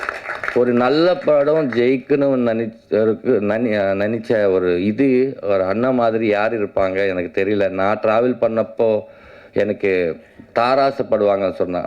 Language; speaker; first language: Tamil; non-native, learner; Telugu